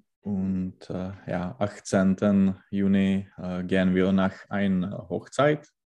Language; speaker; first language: German; non-native, learner; Czech